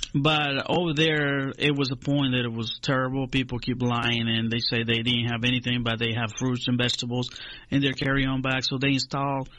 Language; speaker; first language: English; non-native, fluent; Spanish